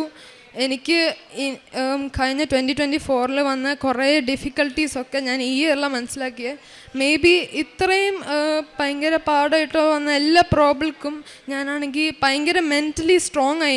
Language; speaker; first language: Malayalam; early bilingual, heritage; Malayalam